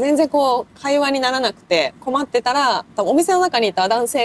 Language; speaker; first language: Japanese; native; Japanese